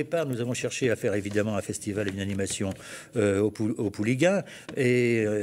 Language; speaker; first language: French; native; French